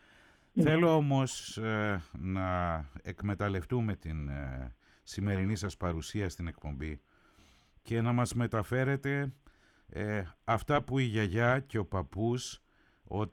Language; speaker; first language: Greek; native; Greek